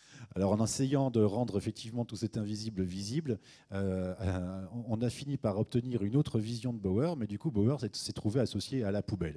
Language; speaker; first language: French; native; French